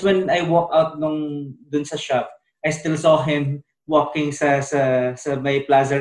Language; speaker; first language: English; non-native, local second language; Bikol